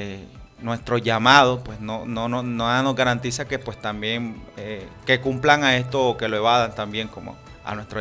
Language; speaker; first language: Spanish; native; Spanish